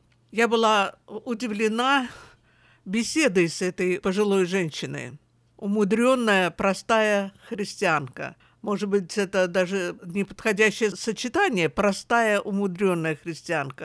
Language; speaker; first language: Russian; native; Russian